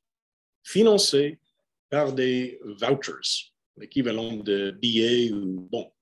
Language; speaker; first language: French; non-native, fluent; English